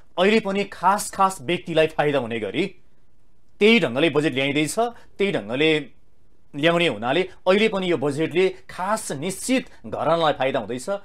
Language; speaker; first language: Nepali; native; Nepali